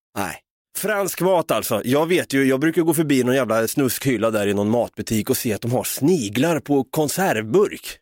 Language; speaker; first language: Swedish; native; Swedish